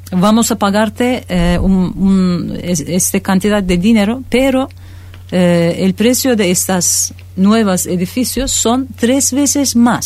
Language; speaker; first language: Spanish; non-native, fluent; Turkish